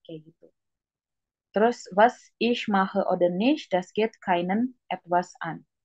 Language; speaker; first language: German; non-native, fluent; Indonesian